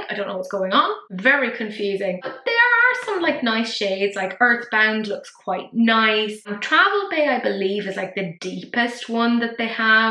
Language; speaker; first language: English; native; English